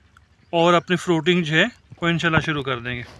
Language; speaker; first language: Urdu; native; Urdu